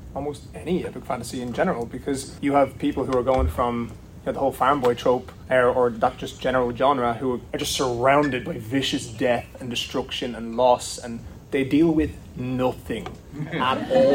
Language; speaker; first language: English; native; English